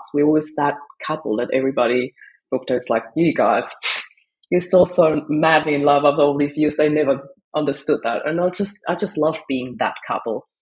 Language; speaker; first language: English; non-native, fluent; German